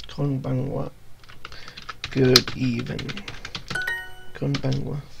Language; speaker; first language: Japanese; non-native, learner; English